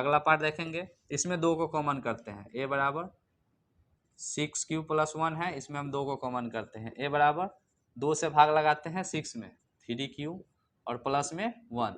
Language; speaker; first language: Hindi; native; Hindi